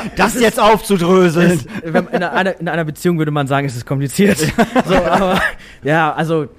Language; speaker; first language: German; native; German